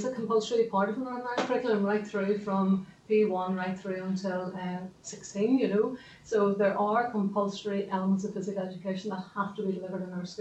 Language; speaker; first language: English; native; English